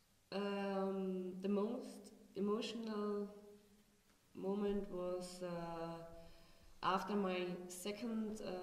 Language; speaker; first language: English; non-native, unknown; German